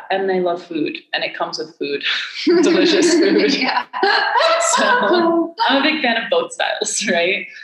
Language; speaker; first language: English; native; English